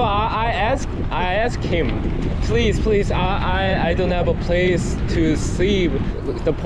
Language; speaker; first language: English; non-native, learner; Korean